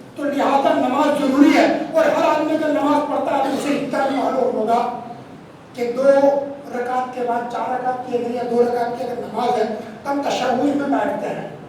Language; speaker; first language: Urdu; non-native, local second language; Gujarati